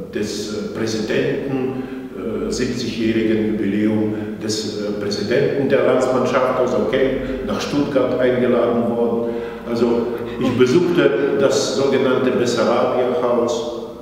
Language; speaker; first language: German; non-native, fluent; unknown